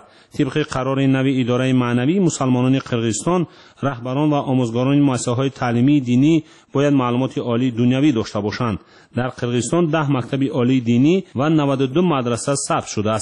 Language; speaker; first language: Tajik; native; Tajik